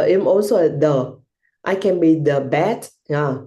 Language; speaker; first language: English; non-native, learner; Vietnamese